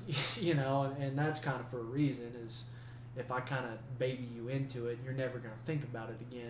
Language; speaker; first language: English; native; English